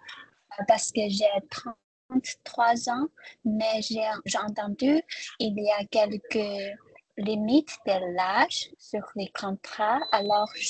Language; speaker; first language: French; non-native, learner; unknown